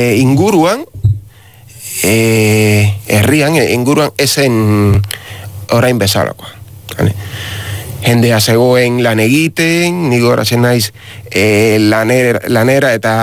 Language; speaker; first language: Basque; non-native, learner; Spanish